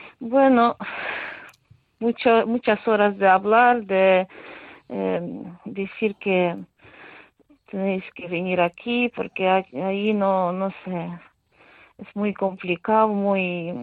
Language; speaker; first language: Spanish; non-native, fluent; Ukrainian